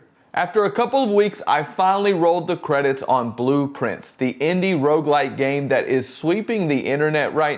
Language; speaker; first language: English; native; English